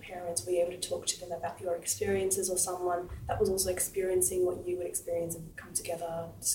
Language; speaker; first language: English; native; English